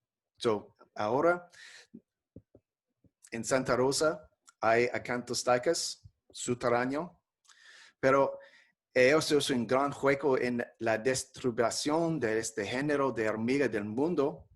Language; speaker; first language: Spanish; non-native, fluent; English